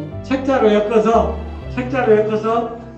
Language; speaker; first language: Korean; native; Korean